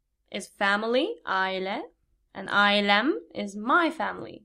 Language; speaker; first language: English; non-native, fluent; Turkish